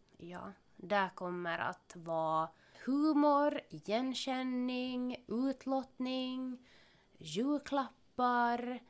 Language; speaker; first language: Swedish; native; Swedish